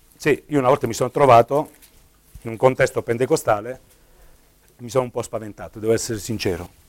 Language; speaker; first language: Italian; native; Italian